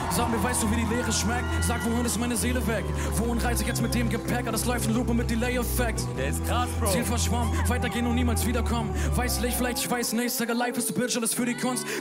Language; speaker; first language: German; native; German